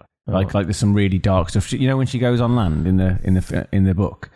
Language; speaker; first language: English; native; English